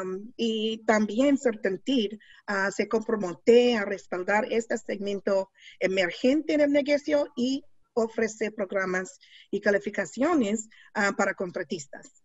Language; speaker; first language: Spanish; non-native, learner; English